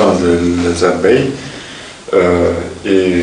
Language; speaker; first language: French; non-native, learner; Russian